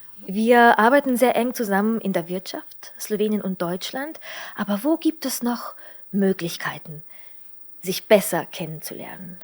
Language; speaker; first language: German; non-native, fluent; Slovenian